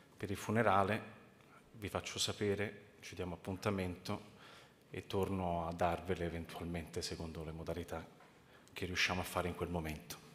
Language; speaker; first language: Italian; native; Italian